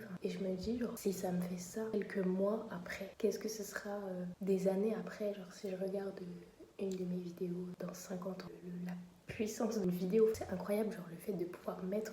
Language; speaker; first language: French; native; French